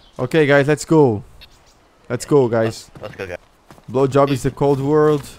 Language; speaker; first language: English; non-native, fluent; Portuguese